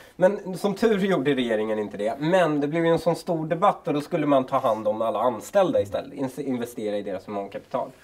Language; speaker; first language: Swedish; early bilingual, other home language; Persian